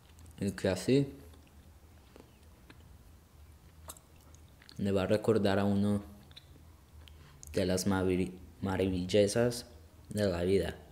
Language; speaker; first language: Spanish; early bilingual, heritage; Spanish